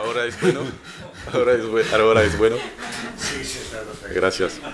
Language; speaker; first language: Spanish; non-native, learner; French